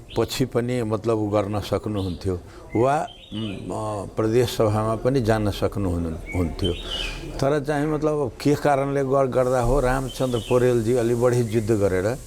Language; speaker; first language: Nepali; non-native, local second language; Maithili